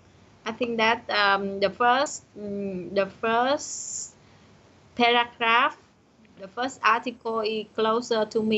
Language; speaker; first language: English; non-native, learner; Vietnamese